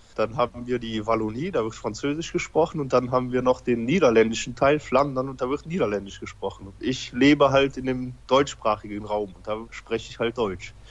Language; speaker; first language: German; early bilingual, other home language; Polish